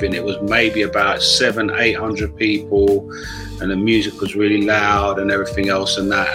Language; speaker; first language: English; native; English